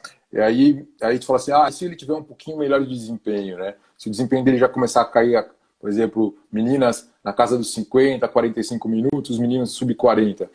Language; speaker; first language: Portuguese; native; Portuguese